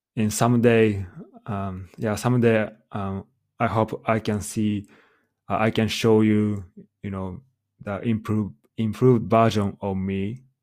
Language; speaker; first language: English; non-native, fluent; Japanese